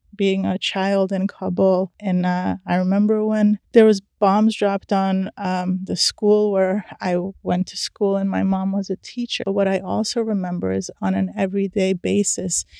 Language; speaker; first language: English; early bilingual, other home language; Persian